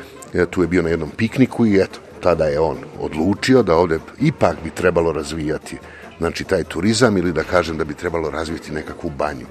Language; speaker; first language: Serbian; native; Serbian